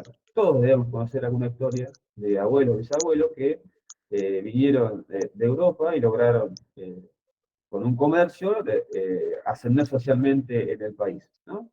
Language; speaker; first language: Spanish; native; Spanish